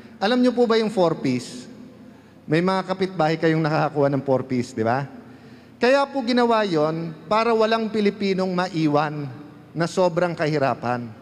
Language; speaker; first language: Filipino; native; Filipino